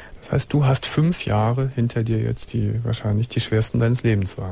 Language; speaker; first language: German; native; German